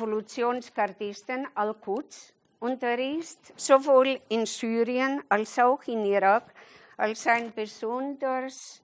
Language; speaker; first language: German; non-native, fluent; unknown